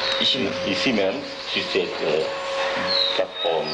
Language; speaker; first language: French; non-native, local second language; Bangla